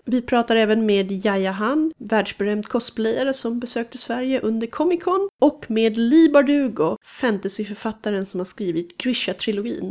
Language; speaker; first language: Swedish; native; Swedish